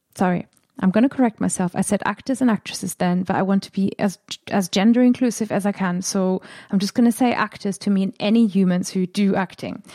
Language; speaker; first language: English; non-native, fluent; German